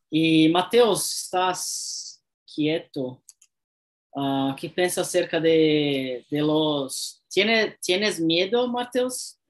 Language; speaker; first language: Spanish; non-native, learner; Portuguese